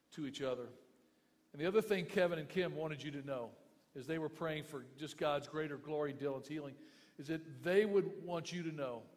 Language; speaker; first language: English; native; English